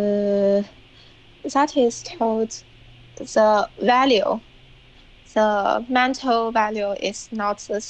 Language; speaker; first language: English; non-native, learner; Chinese